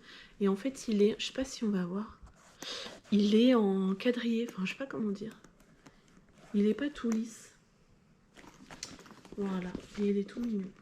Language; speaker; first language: French; native; French